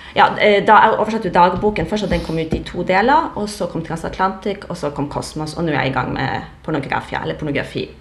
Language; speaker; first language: Norwegian; early bilingual, other home language; Polish